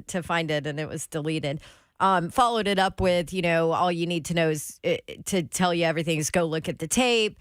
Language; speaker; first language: English; native; English